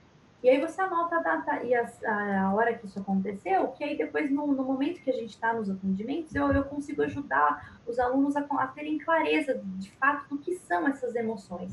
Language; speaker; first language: Portuguese; native; Portuguese